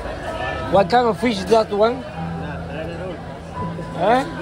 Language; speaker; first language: English; non-native, learner; Spanish